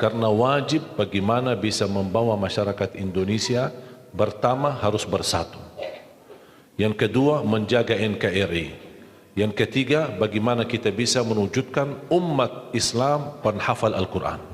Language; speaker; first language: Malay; non-native, fluent; Arabic